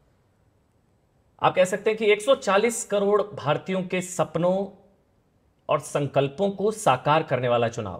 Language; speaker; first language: Hindi; native; Hindi